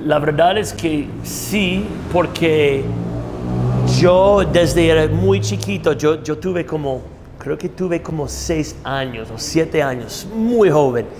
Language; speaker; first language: Spanish; non-native, fluent; English